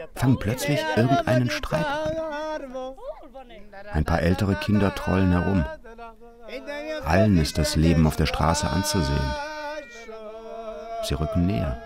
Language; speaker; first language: German; native; German